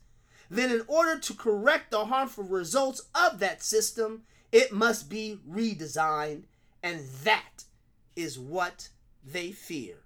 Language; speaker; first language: English; native; English